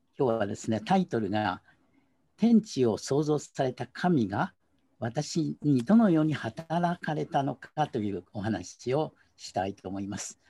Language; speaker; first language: Japanese; native; Japanese